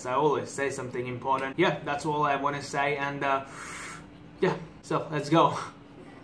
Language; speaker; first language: English; non-native, fluent; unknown